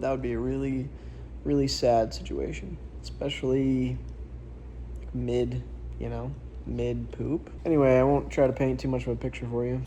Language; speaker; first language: English; native; English